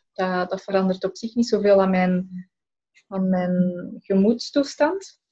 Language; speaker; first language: Dutch; native; Dutch